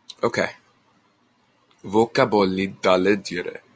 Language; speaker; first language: Italian; non-native, learner; English